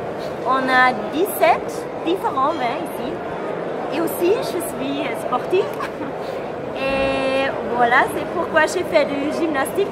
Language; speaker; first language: French; non-native, learner; German